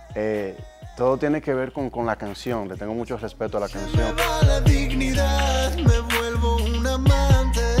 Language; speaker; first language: Spanish; early bilingual, heritage; Spanish